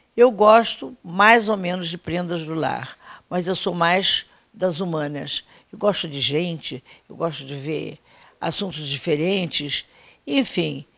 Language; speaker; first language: Portuguese; native; Portuguese